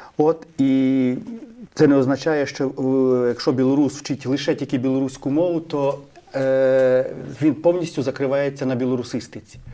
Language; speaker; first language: Ukrainian; native; Ukrainian